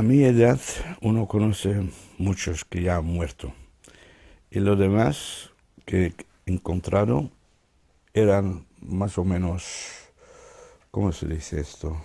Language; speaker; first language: Spanish; non-native, fluent; Dutch